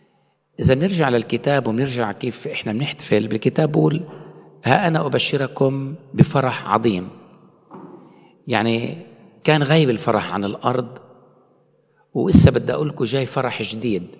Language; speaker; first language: Arabic; native; Arabic